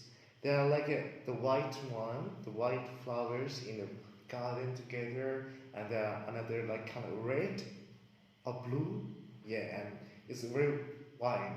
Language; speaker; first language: English; non-native, learner; Thai